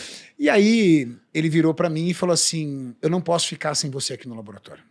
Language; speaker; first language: Portuguese; native; Portuguese